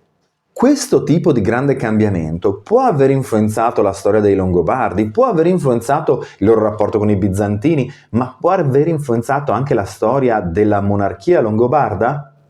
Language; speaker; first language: Italian; native; Italian